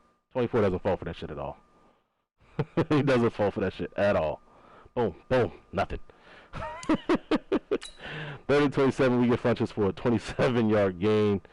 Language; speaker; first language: English; native; English